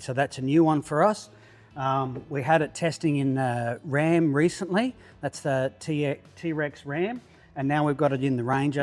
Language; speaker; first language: English; native; English